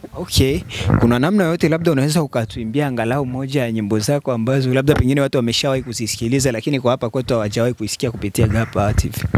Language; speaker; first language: Swahili; native; Swahili